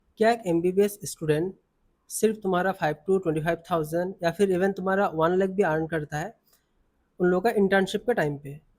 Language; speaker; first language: Hindi; non-native, local second language; Assamese